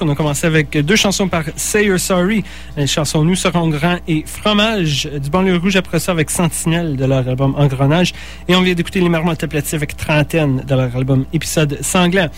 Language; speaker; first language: French; native; French